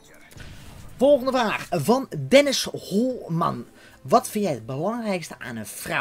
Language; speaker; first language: Dutch; native; Dutch